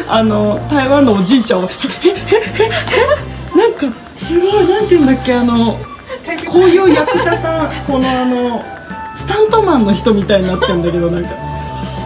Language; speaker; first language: Japanese; native; Japanese